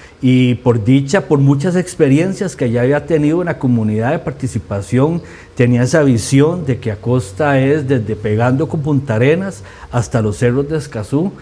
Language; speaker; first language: Spanish; native; Spanish